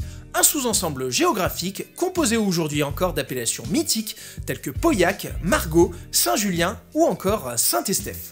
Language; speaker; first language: French; native; French